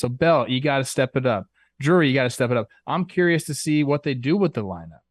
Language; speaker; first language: English; native; English